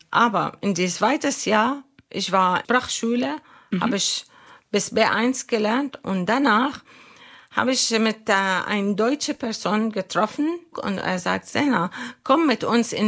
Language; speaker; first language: German; non-native, learner; Arabic